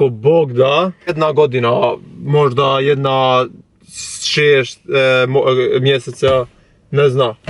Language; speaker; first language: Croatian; non-native, learner; Albanian